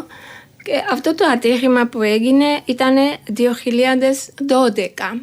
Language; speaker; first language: Greek; non-native, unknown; Georgian